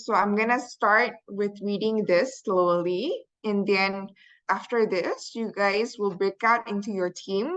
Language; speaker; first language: English; non-native, fluent; Indonesian